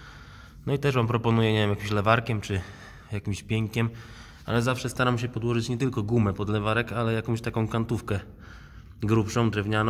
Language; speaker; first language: Polish; native; Polish